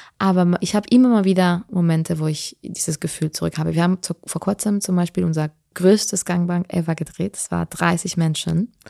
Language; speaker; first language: German; non-native, fluent; Spanish